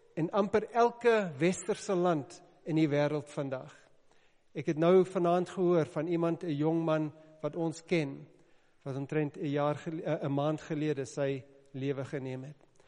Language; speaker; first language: Afrikaans; non-native, local second language; English